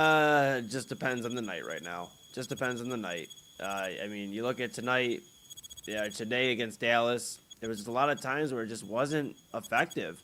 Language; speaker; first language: English; native; English